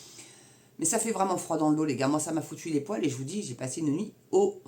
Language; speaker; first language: French; native; French